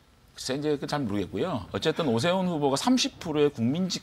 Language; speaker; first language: Korean; native; Korean